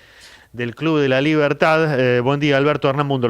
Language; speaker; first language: Spanish; native; Spanish